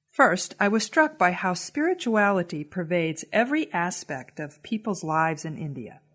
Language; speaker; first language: English; native; English